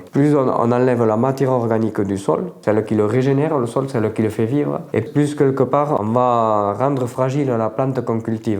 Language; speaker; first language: French; native; French